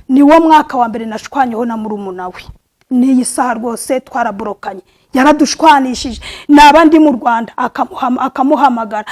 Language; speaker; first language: Kinyarwanda; native; Kinyarwanda